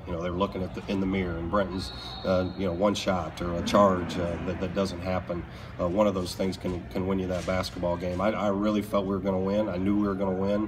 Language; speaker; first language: English; native; English